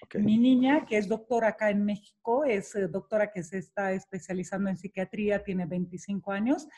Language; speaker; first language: Spanish; non-native, fluent; Romanian